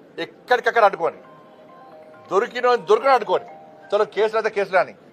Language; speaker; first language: Telugu; native; Telugu